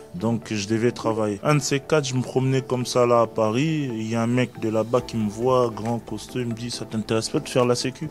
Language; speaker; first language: French; non-native, local second language; Lingala